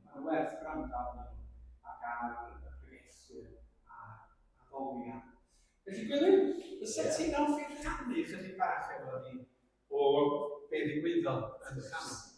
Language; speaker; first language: Welsh; native; Welsh